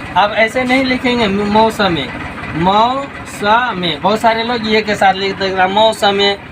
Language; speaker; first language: Hindi; native; Hindi